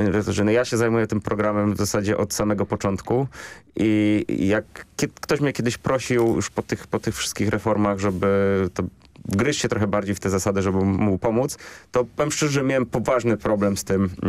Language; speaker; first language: Polish; native; Polish